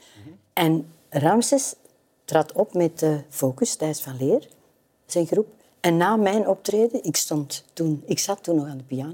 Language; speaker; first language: Dutch; native; Dutch